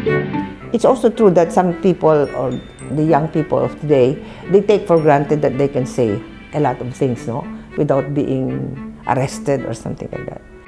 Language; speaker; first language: English; non-native, local second language; Filipino